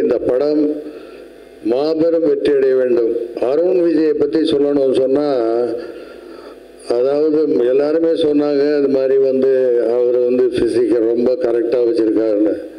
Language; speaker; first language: Tamil; native; Tamil